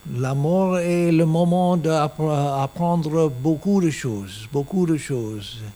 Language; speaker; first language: French; non-native, learner; English